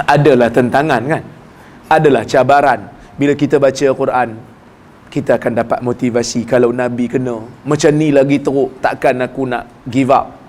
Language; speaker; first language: Malay; native; Malay